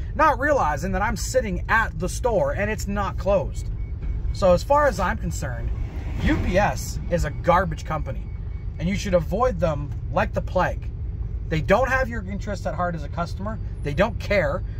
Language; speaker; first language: English; native; English